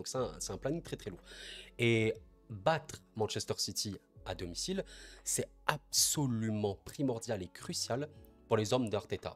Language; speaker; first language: French; native; French